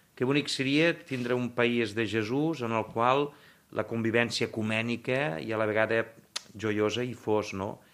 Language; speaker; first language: Catalan; native; Catalan